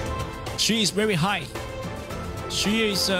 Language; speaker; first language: English; non-native, learner; Chinese